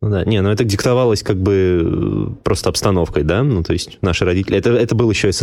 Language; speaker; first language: Russian; native; Russian